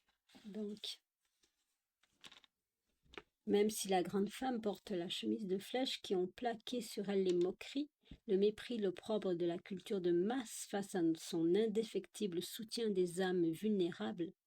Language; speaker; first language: French; native; French